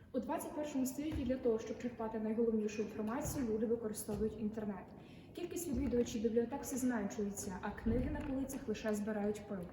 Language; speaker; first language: Ukrainian; native; Ukrainian